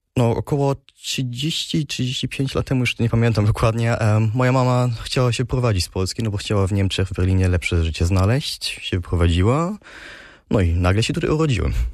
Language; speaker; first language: Polish; early bilingual, heritage; Polish